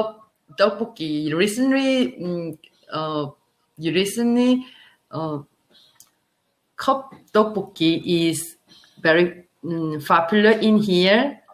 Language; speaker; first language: English; non-native, learner; Korean